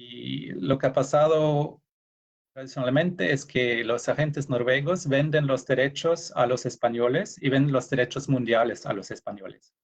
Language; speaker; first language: Spanish; non-native, fluent; Norwegian